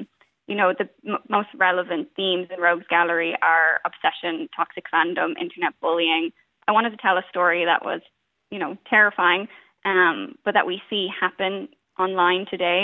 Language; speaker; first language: English; native; English